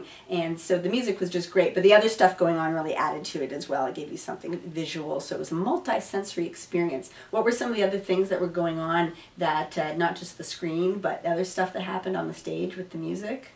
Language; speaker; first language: English; native; English